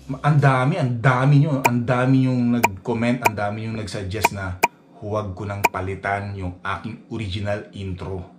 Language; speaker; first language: Filipino; native; Filipino